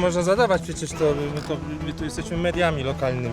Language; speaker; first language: Polish; native; Polish